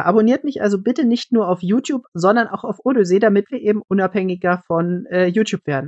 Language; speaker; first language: German; native; German